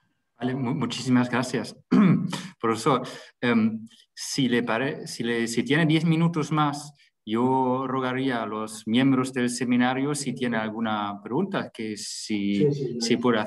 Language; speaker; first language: Spanish; non-native, fluent; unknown